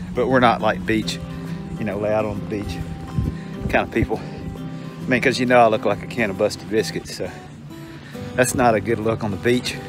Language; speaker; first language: English; native; English